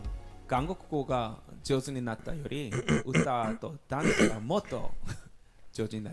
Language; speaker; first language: Japanese; non-native, fluent; Korean